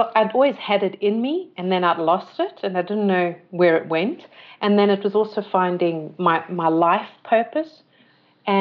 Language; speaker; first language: English; native; English